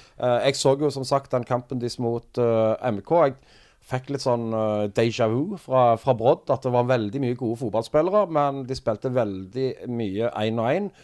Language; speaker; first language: Norwegian; native; Norwegian